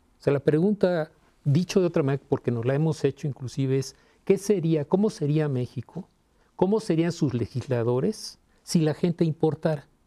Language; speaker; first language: Spanish; native; Spanish